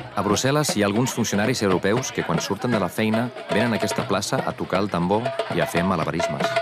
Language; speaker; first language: Catalan; non-native, fluent; Icelandic